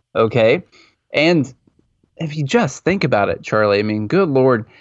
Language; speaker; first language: English; native; English